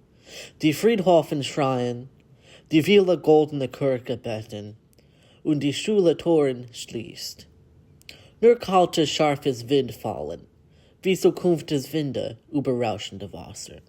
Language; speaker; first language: German; non-native, learner; English